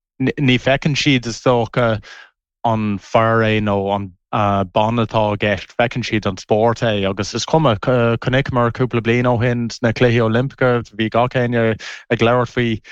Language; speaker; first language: Irish; non-native, local second language; English